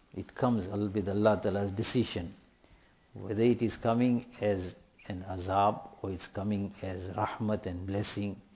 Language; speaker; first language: English; native; English